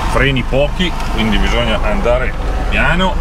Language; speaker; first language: Italian; native; Italian